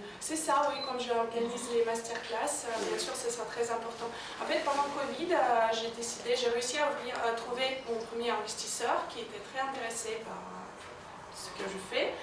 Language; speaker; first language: French; non-native, fluent; Russian